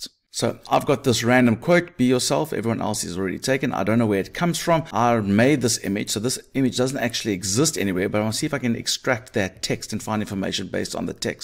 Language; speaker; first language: English; native; English